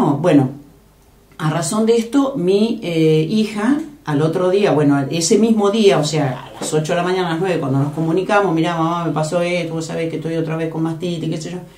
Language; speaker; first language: Spanish; native; Spanish